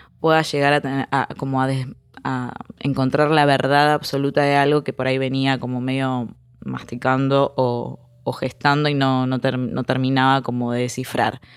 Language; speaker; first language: Spanish; native; Spanish